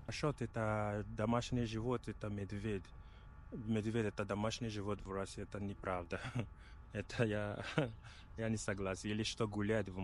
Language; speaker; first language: Russian; non-native, learner; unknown